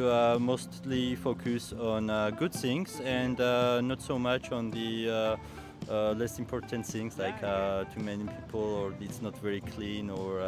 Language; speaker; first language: English; non-native, fluent; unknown